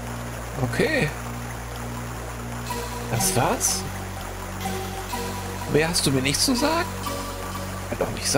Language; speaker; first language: German; native; German